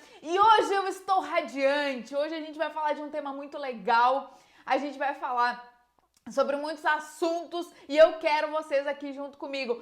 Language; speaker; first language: Portuguese; native; Portuguese